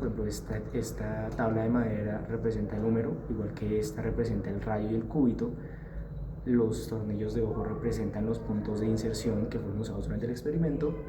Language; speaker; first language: Spanish; native; Spanish